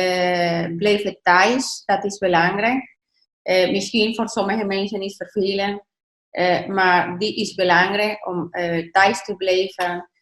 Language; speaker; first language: Dutch; non-native, learner; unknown